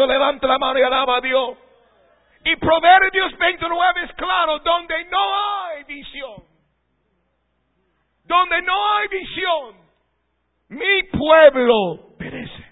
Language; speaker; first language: Spanish; non-native, fluent; English